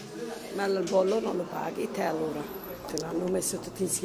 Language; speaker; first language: Italian; non-native, fluent; Arabic